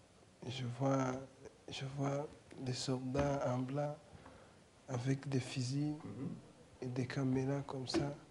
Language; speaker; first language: French; non-native, learner; Kinyarwanda